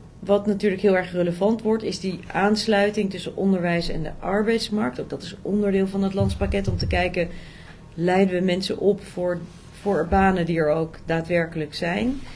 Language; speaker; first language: Dutch; native; Dutch